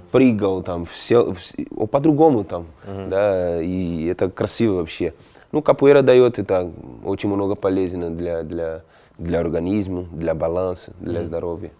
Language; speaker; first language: Russian; non-native, fluent; Portuguese